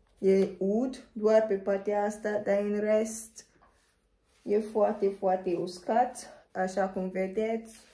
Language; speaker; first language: Romanian; non-native, fluent; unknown